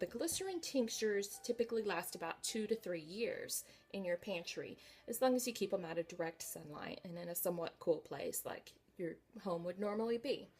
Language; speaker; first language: English; native; English